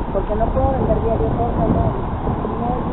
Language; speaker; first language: Spanish; native; Spanish